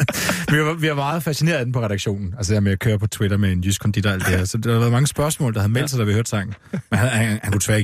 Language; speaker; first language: Danish; native; Danish